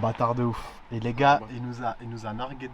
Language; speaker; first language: French; native; French